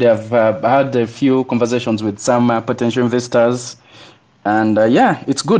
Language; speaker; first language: English; non-native, local second language; Ganda